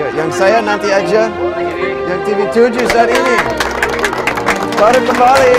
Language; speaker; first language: Indonesian; non-native, fluent; English